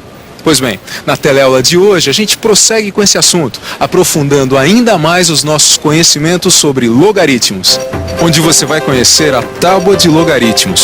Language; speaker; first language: Portuguese; native; Portuguese